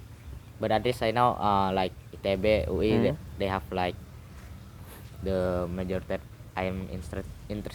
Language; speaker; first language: English; non-native, learner; Indonesian